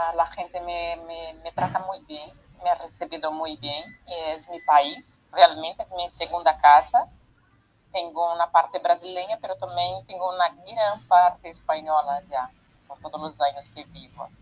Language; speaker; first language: Spanish; non-native, fluent; Portuguese